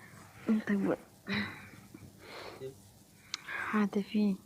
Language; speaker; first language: Arabic; non-native, learner; Oromo